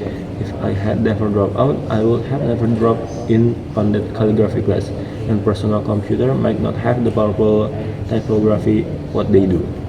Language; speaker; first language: English; non-native, learner; Indonesian